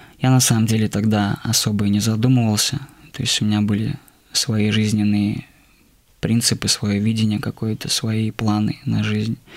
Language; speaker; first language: Russian; native; Russian